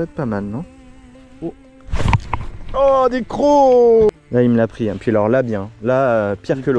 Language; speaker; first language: French; native; French